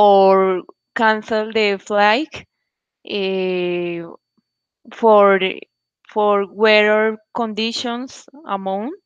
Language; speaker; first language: English; non-native, learner; Spanish